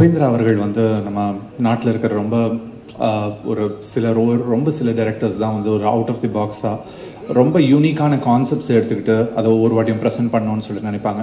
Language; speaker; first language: Tamil; native; Tamil